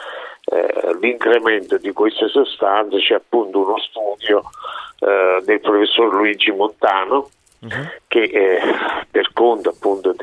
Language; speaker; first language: Italian; native; Italian